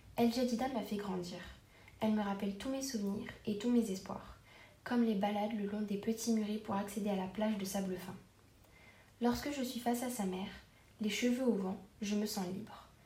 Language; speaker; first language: French; non-native, local second language; Arabic